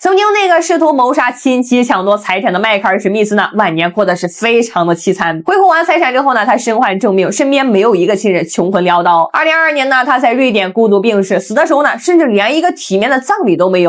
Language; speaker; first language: Chinese; native; Chinese